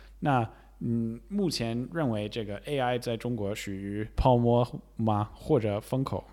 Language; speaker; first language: Chinese; non-native, fluent; English